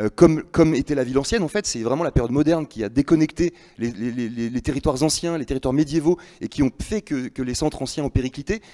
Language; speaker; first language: French; native; French